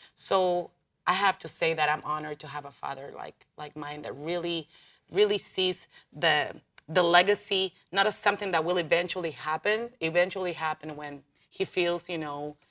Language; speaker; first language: English; non-native, fluent; Spanish